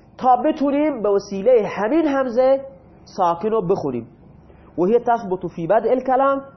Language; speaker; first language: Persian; non-native, local second language; Baluchi